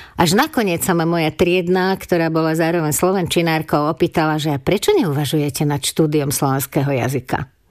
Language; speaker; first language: Slovak; non-native, local second language; Hungarian